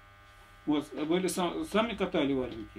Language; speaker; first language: Russian; native; Russian